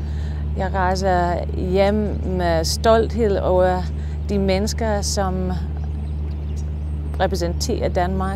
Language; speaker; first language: Danish; non-native, fluent; English